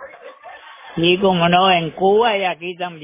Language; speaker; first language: Spanish; native; Spanish